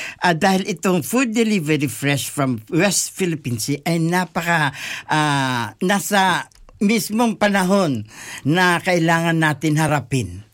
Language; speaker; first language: Filipino; native; Filipino